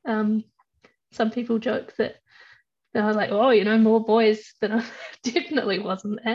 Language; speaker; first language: English; native; English